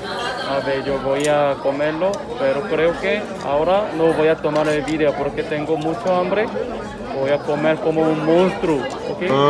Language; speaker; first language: Spanish; non-native, learner; Korean